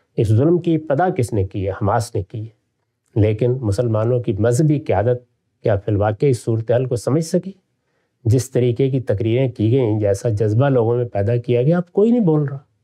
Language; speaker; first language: Urdu; non-native, local second language; Punjabi